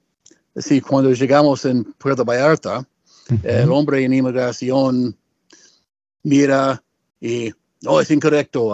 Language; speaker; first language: Spanish; non-native, learner; English